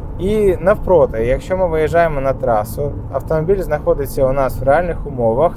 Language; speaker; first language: Ukrainian; non-native, local second language; Russian